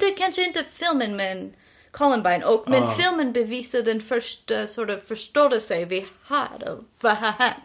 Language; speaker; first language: Swedish; non-native, learner; English